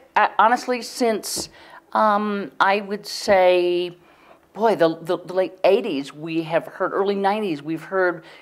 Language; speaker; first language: English; native; English